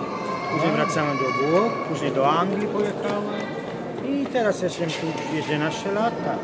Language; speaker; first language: Polish; non-native, learner; Italian